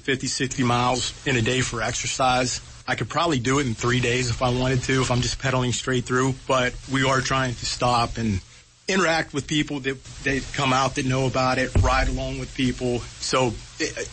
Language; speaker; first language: English; native; English